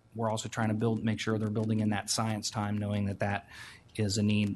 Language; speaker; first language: English; native; English